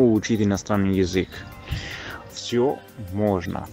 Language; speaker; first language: Russian; non-native, fluent; Italian